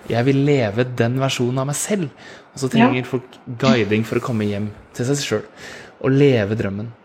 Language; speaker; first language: Norwegian; native; Norwegian